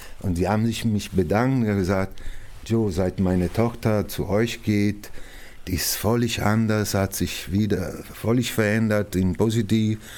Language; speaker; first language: German; non-native, fluent; Italian